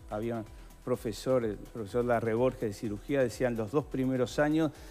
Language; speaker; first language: Spanish; native; Spanish